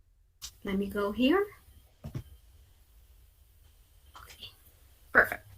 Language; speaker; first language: English; non-native, fluent; Spanish